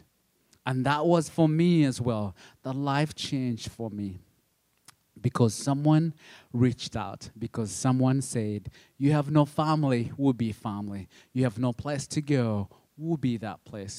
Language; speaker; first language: English; non-native, local second language; Kinyarwanda